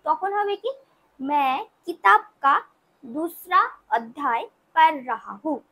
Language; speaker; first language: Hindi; non-native, local second language; Bangla